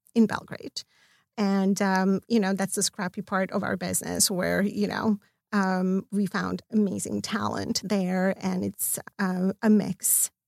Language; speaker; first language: English; non-native, fluent; Serbian